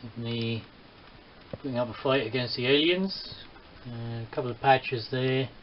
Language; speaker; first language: English; native; English